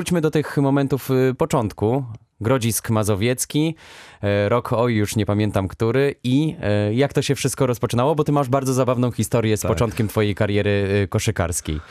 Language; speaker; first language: Polish; native; Polish